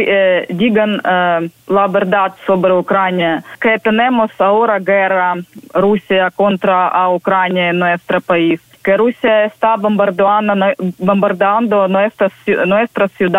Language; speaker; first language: Spanish; non-native, learner; Ukrainian